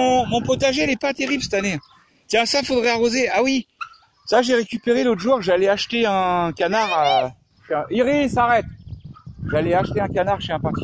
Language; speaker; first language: French; native; French